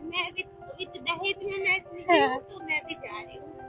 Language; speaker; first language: Hindi; non-native, local second language; Bangla